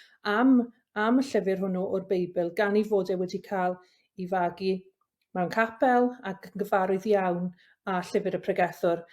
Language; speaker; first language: Welsh; native; Welsh